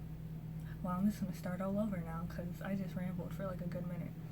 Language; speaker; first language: English; native; English